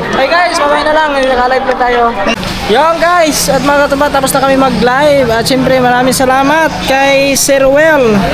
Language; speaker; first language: Filipino; non-native, local second language; Cebuano